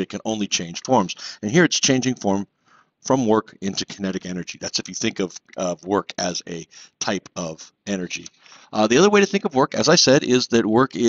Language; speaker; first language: English; native; English